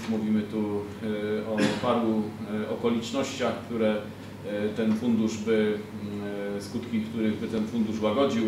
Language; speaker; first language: Polish; native; Polish